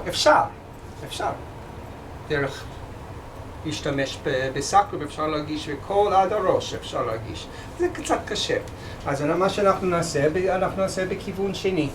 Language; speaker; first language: Hebrew; non-native, fluent; English